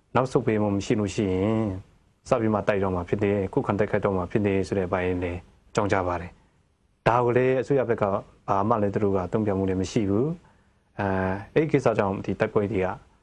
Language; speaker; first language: Burmese; non-native, local second language; Kachin